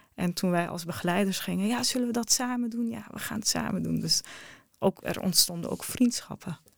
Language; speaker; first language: Dutch; early bilingual, other home language; Arabic